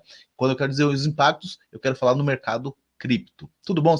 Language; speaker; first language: Portuguese; native; Portuguese